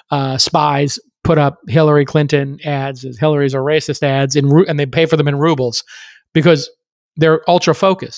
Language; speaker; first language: English; native; English